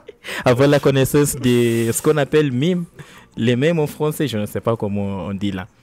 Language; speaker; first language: French; non-native, learner; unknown